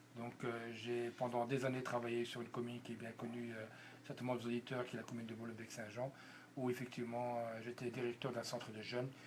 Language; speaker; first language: French; non-native, local second language; Dutch